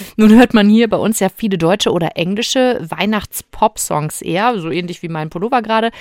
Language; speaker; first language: German; native; German